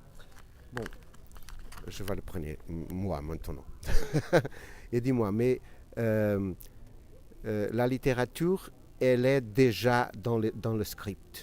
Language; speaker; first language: French; non-native, learner; Portuguese